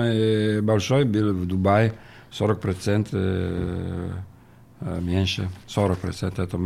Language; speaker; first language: Russian; non-native, learner; Italian